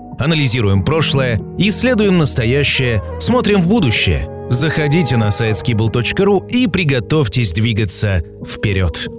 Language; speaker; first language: Russian; native; Russian